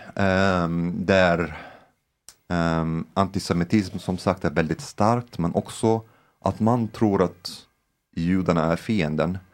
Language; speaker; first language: Swedish; non-native, fluent; Arabic